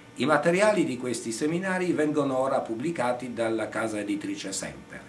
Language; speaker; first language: Italian; non-native, fluent; Polish